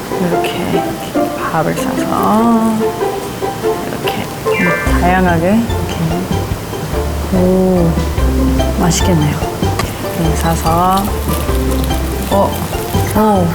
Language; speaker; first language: Korean; non-native, fluent; English